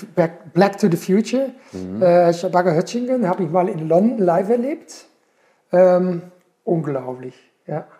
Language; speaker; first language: German; non-native, fluent; Dutch